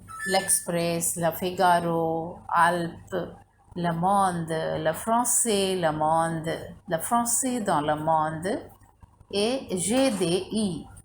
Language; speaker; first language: French; non-native, learner; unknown